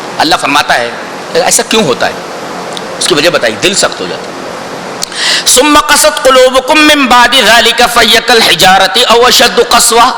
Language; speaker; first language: Urdu; native; Urdu